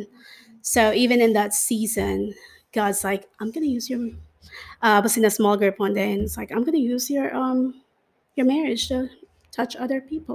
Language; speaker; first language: English; non-native, local second language; Filipino